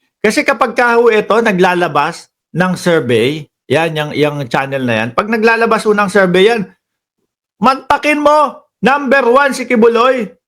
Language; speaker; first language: Filipino; native; Filipino